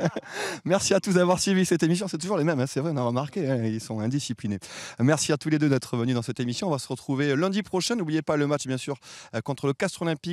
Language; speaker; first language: French; native; French